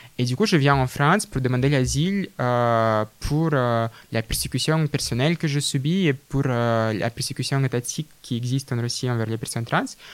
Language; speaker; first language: French; non-native, fluent; Russian